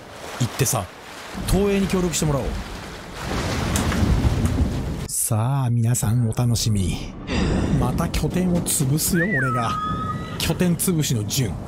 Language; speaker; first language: Japanese; native; Japanese